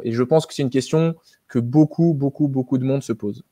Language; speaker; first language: French; native; French